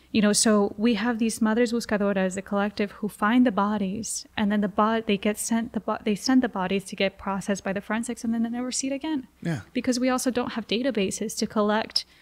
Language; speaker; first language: English; early bilingual, other home language; Spanish